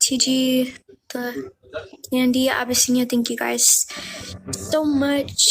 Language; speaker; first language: English; early bilingual, heritage; Amharic